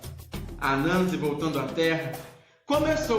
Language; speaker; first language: Portuguese; native; Portuguese